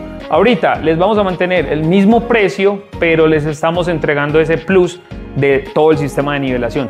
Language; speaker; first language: Spanish; native; Spanish